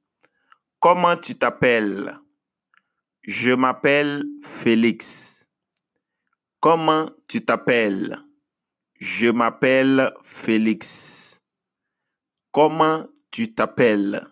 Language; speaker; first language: French; non-native, fluent; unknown